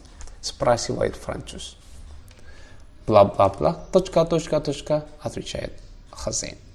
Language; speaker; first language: Russian; non-native, fluent; Javanese